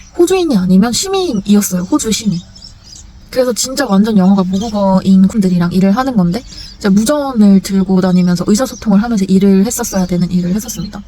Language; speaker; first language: Korean; native; Korean